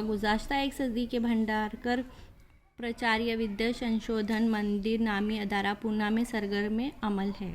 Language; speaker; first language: Urdu; native; Urdu